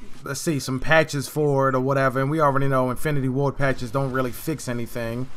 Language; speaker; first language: English; native; English